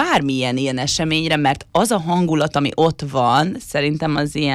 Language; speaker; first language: Hungarian; native; Hungarian